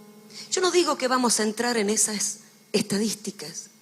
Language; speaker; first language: Spanish; native; Spanish